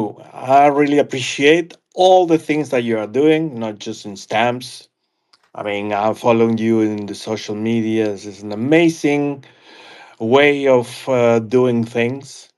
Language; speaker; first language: English; non-native, fluent; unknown